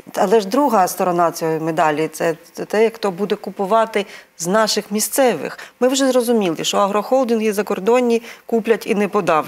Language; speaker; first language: Ukrainian; native; Ukrainian